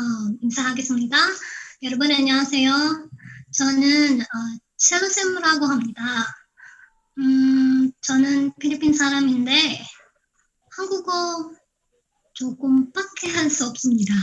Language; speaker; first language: Korean; non-native, fluent; Filipino